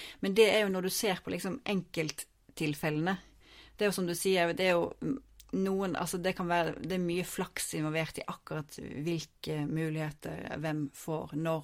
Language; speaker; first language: Norwegian; native; Norwegian